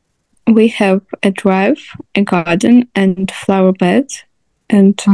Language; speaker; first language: English; non-native, learner; Russian